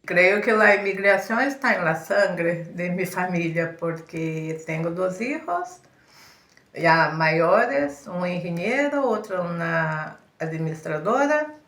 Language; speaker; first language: Spanish; early bilingual, heritage; Spanish